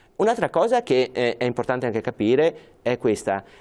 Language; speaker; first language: Italian; native; Italian